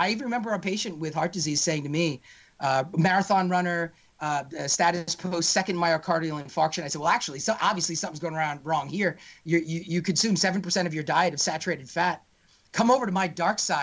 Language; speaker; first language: English; native; English